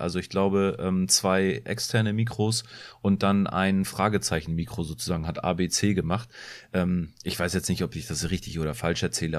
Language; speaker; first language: German; native; German